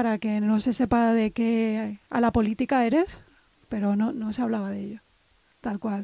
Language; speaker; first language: Spanish; native; Spanish